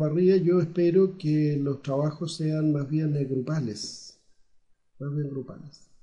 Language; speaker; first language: Spanish; native; Spanish